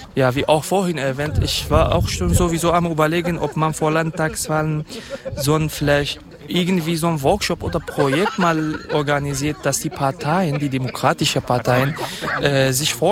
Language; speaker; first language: German; non-native, fluent; Kurdish